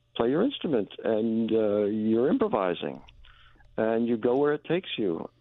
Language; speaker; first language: English; native; English